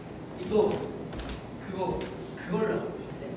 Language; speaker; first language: Korean; non-native, fluent; Japanese